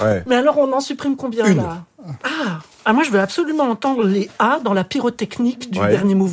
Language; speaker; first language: French; native; French